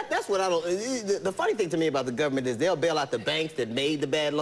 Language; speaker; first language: English; native; English